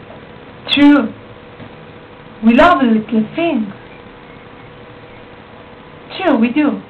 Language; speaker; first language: English; non-native, learner; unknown